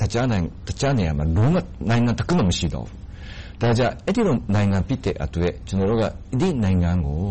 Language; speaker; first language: Burmese; non-native, fluent; Japanese